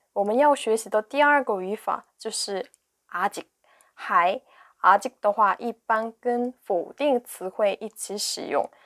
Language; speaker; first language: Chinese; non-native, fluent; Korean